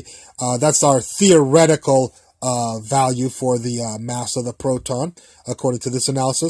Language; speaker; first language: English; native; English